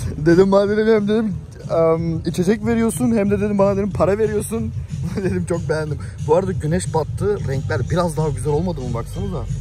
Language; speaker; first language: Turkish; native; Turkish